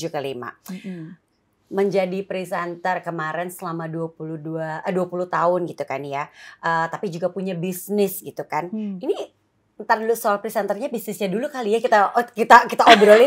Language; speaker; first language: Indonesian; native; Indonesian